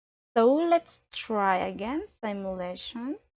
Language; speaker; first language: English; non-native, learner; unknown